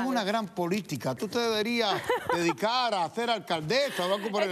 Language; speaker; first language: Spanish; native; Spanish